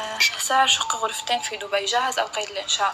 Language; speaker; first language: Arabic; native; Arabic